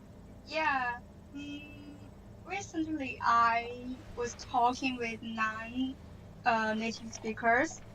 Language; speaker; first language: English; non-native, learner; Chinese